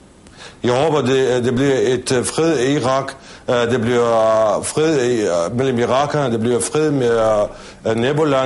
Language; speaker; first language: Danish; non-native, fluent; Kurdish